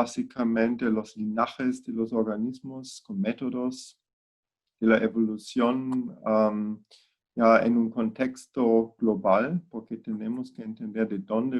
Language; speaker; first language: Spanish; non-native, fluent; German